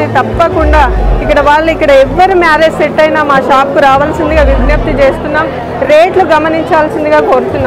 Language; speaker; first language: Telugu; native; Telugu